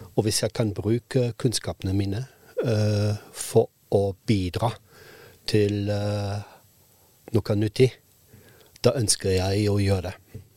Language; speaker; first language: Norwegian; non-native, fluent; German